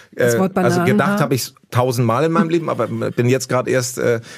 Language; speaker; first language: German; native; German